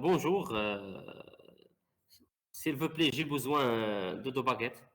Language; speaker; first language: French; non-native, learner; Arabic